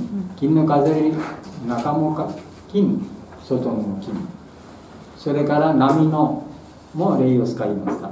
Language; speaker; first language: Japanese; non-native, fluent; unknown